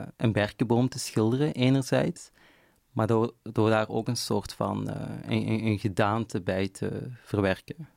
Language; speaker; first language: Dutch; non-native, local second language; Arabic